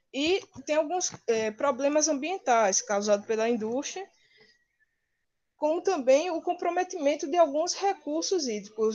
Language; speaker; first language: Portuguese; native; Portuguese